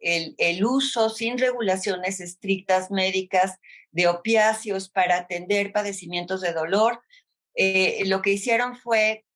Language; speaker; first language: Spanish; native; Spanish